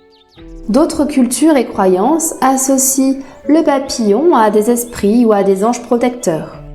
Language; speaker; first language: French; native; French